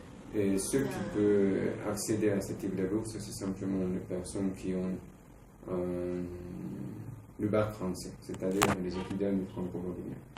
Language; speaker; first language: French; non-native, fluent; Spanish